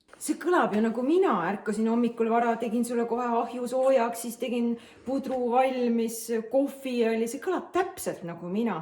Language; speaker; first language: Estonian; native; Estonian